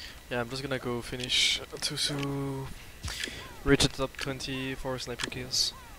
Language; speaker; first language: English; non-native, fluent; French